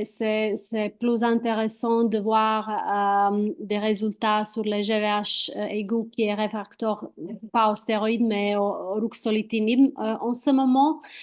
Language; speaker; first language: French; non-native, fluent; Croatian